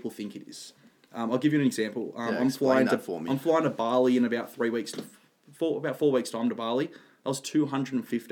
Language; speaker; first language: English; native; English